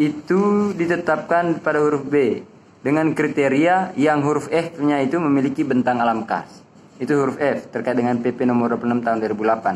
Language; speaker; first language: Indonesian; native; Indonesian